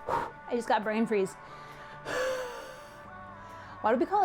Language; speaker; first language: English; native; English